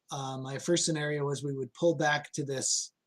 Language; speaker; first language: English; native; English